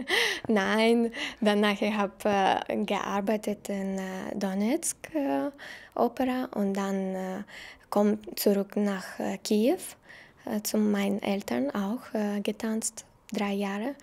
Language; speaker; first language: German; non-native, learner; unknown